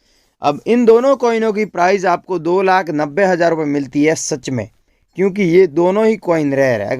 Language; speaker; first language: Hindi; native; Hindi